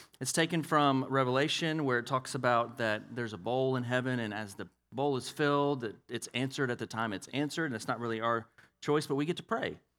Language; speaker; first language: English; native; English